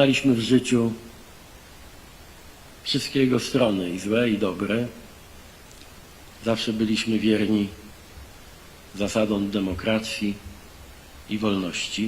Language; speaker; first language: Polish; native; Polish